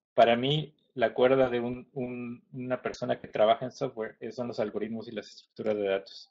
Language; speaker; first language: Spanish; native; Spanish